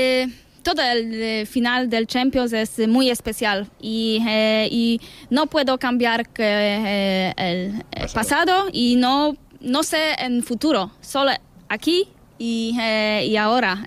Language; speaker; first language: Spanish; non-native, learner; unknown